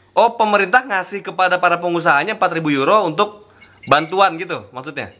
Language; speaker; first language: Indonesian; native; Indonesian